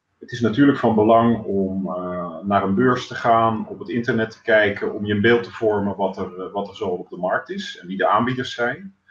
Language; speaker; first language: Dutch; native; Dutch